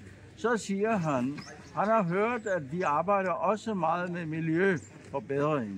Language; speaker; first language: Danish; non-native, fluent; Bangla